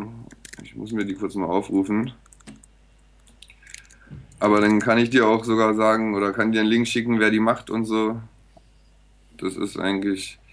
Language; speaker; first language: German; native; German